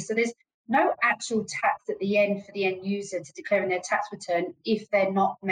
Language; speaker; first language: English; native; English